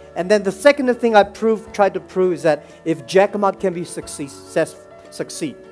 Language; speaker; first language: English; non-native, fluent; Chinese